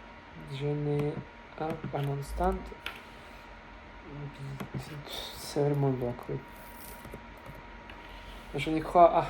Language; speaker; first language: French; non-native, learner; Russian